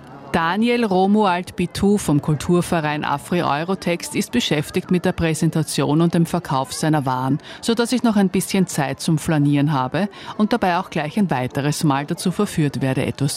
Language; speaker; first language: German; native; German